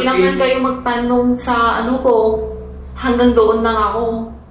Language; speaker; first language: Filipino; non-native, learner; Chinese